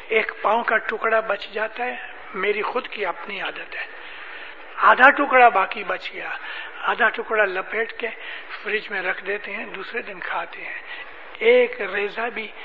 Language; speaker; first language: Urdu; non-native, local second language; Gujarati